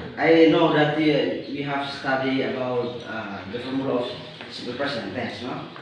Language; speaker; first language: English; non-native, learner; Indonesian